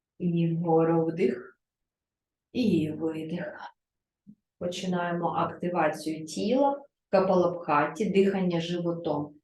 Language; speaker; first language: Ukrainian; non-native, local second language; Russian